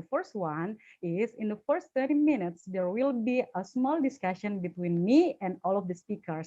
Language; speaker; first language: English; non-native, fluent; Indonesian